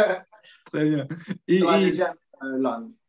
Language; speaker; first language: French; non-native, learner; Portuguese